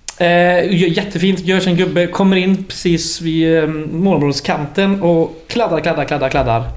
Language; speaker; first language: Swedish; native; Swedish